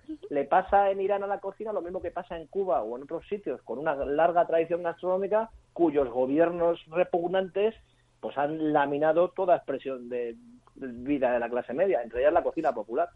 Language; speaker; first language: Spanish; native; Spanish